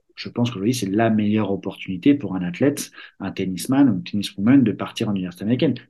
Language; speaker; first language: French; native; French